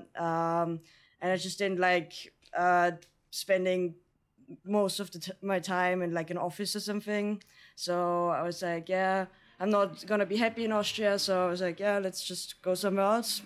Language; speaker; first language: English; non-native, fluent; German